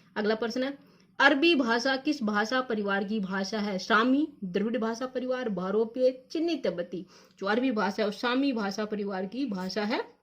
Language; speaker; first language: Hindi; native; Hindi